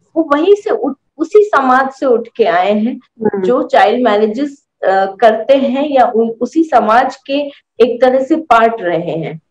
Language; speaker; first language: Hindi; native; Hindi